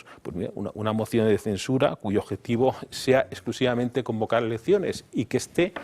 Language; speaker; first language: Spanish; native; Spanish